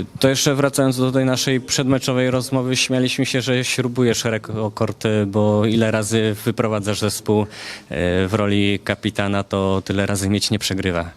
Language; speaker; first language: Polish; native; Polish